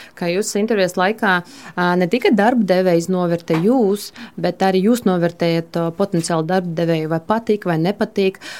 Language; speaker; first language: Latvian; non-native, local second language; Russian